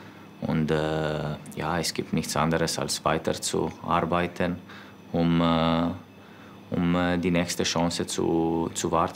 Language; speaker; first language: German; non-native, local second language; Italian